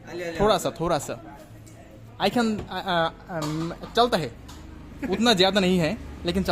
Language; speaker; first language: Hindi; non-native, learner; Bangla